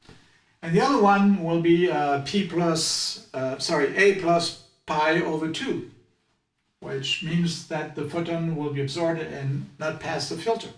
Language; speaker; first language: English; non-native, fluent; French